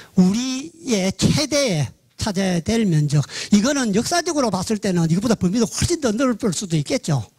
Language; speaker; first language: Korean; native; Korean